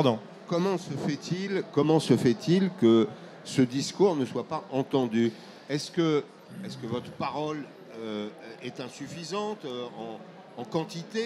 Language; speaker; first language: French; native; French